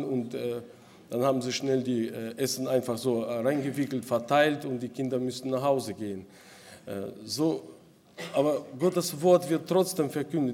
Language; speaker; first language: German; non-native, local second language; Russian